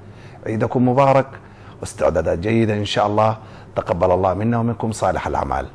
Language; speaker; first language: Arabic; native; Arabic